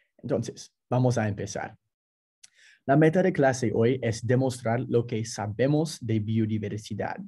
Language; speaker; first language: Spanish; non-native, fluent; English